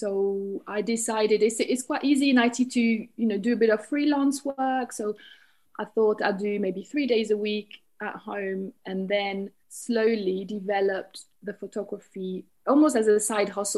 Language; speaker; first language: English; non-native, fluent; French